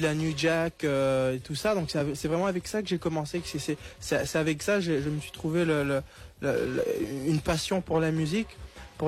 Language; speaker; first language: French; non-native, local second language; Kinyarwanda